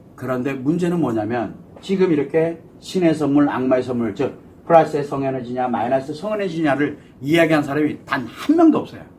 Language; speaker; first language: Korean; native; Korean